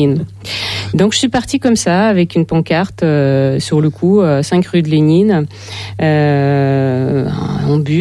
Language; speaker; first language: French; non-native, fluent; Russian